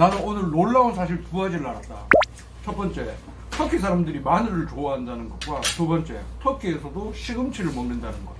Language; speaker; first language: Korean; native; Korean